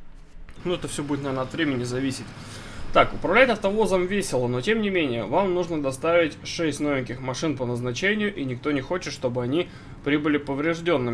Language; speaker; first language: Russian; native; Russian